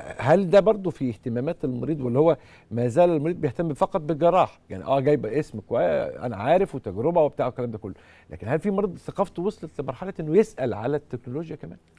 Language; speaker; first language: Arabic; native; Arabic